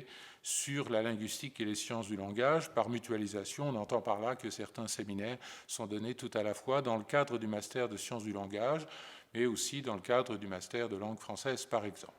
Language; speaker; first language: French; native; French